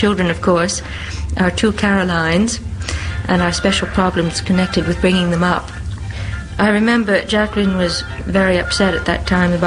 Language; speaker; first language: English; native; English